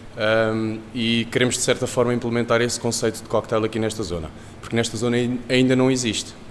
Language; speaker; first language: Portuguese; native; Portuguese